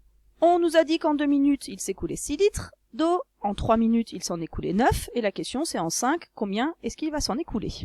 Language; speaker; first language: French; native; French